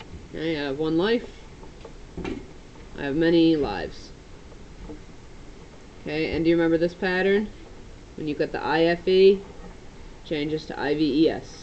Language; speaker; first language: English; native; English